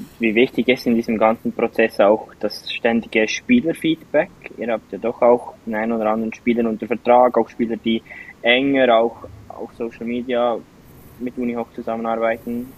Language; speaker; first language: German; native; German